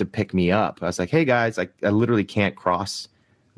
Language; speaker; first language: English; native; English